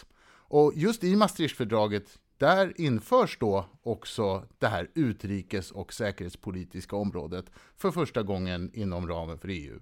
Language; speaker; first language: Swedish; native; Swedish